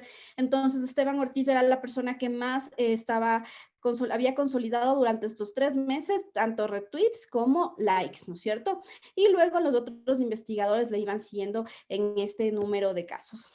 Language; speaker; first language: Spanish; native; Spanish